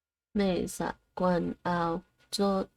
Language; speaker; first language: Vietnamese; non-native, learner; Dutch